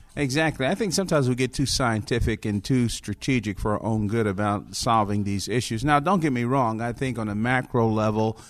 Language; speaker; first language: English; native; English